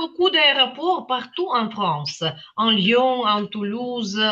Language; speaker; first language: French; non-native, fluent; Ukrainian